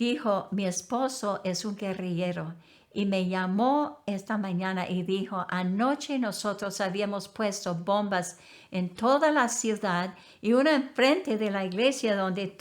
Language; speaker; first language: Spanish; non-native, fluent; English